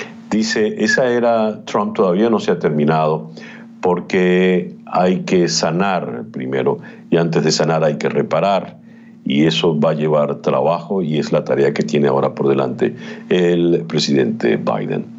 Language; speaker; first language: Spanish; native; Spanish